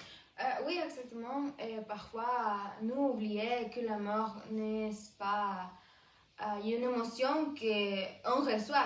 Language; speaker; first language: French; non-native, learner; Spanish